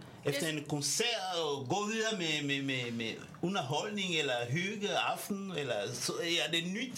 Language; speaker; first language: Danish; non-native, fluent; French